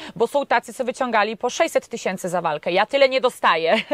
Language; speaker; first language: Polish; native; Polish